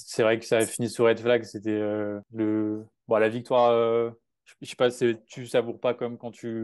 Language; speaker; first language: French; native; French